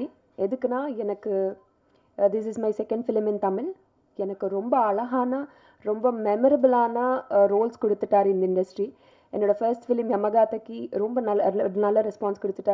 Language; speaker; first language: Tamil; non-native, local second language; Telugu